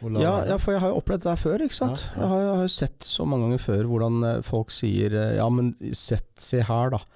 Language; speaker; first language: Norwegian; native; Norwegian